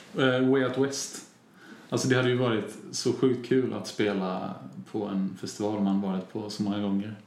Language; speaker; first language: Swedish; native; Swedish